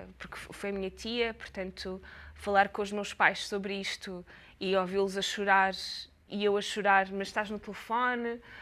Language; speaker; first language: Portuguese; native; Portuguese